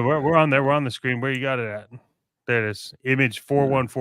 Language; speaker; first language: English; native; English